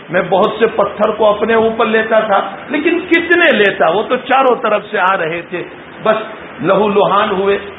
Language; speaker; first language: Urdu; non-native, local second language; Gujarati